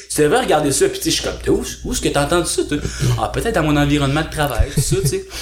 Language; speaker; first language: French; native; French